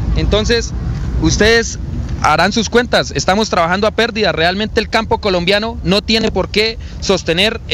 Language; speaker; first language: Spanish; native; Spanish